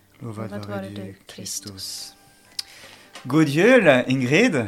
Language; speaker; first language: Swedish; non-native, fluent; French